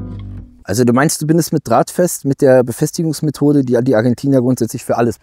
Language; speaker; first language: German; native; German